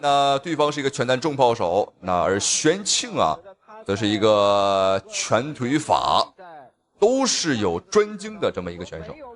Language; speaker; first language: Chinese; native; Chinese